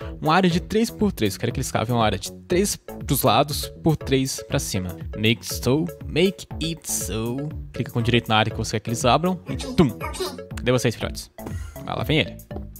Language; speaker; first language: Portuguese; native; Portuguese